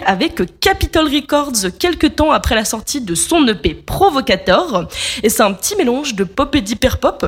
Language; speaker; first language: French; native; French